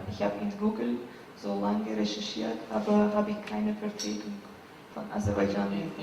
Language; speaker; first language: German; non-native, learner; Azerbaijani